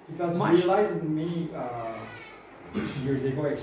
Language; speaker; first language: English; non-native, fluent; Turkish